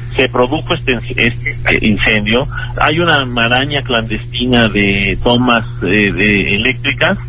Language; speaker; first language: Spanish; native; Spanish